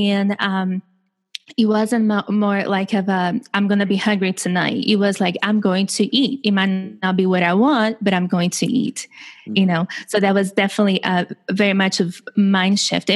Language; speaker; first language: English; non-native, fluent; Portuguese